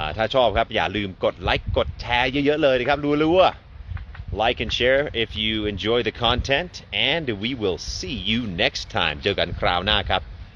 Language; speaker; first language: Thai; non-native, fluent; English